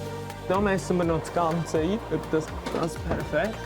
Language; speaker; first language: German; native; German